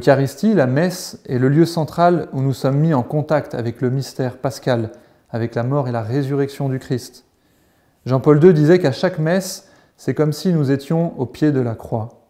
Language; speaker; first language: French; native; French